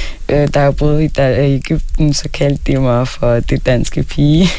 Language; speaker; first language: Danish; early bilingual, other home language; Arabic